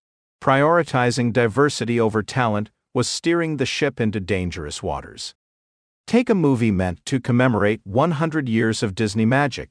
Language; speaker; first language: English; native; English